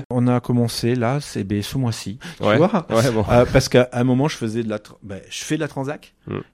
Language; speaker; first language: French; native; French